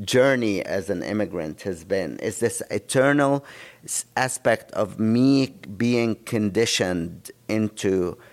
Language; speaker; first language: English; non-native, fluent; Arabic